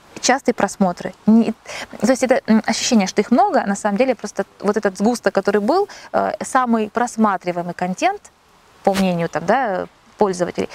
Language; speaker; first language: Russian; native; Russian